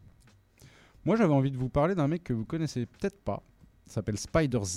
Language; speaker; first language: French; native; French